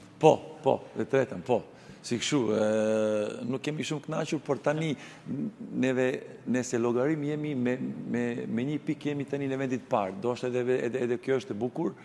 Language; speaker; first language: Albanian; non-native, learner; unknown